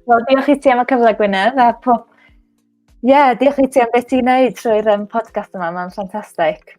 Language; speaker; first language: Welsh; non-native, local second language; English